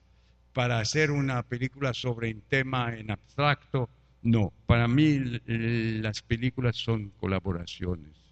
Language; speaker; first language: Spanish; non-native, fluent; French